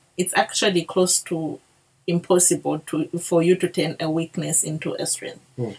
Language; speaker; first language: English; non-native, local second language; Bemba